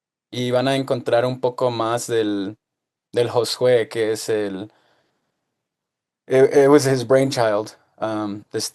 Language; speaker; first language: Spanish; early bilingual, heritage; Spanish